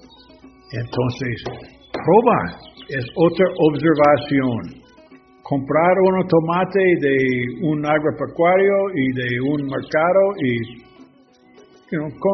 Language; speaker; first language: Spanish; non-native, learner; English